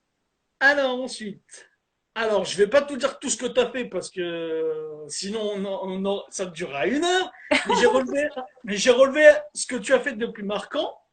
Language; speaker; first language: French; native; French